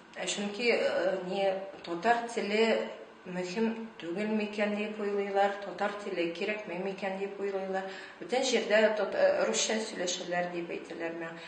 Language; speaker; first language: Tatar; non-native, local second language; Russian